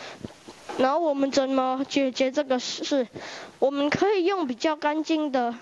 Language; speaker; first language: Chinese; non-native, learner; Indonesian